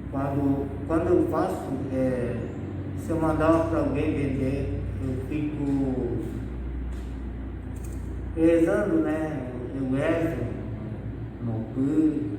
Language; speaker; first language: Portuguese; non-native, local second language; Guarani